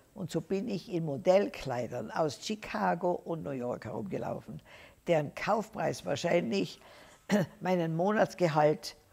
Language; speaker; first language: German; native; German